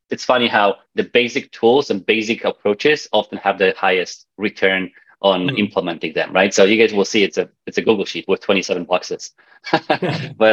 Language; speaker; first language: English; non-native, fluent; Polish